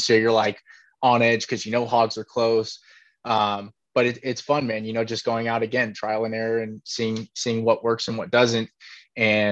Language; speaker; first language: English; native; English